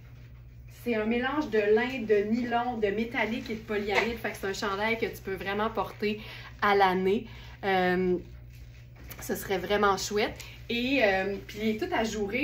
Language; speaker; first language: French; native; French